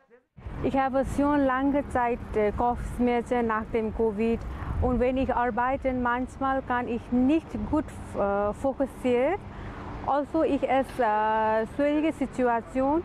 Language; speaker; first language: German; non-native, learner; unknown